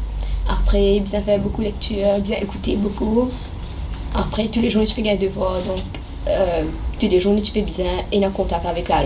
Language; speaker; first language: French; non-native, local second language; Morisyen